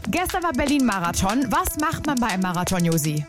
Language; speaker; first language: German; native; German